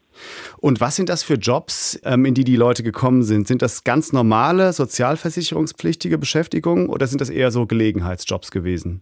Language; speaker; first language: German; native; German